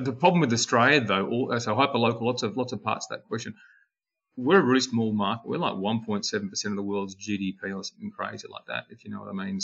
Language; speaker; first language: English; native; English